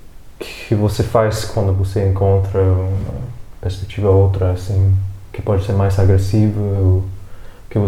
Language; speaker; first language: Portuguese; non-native, fluent; English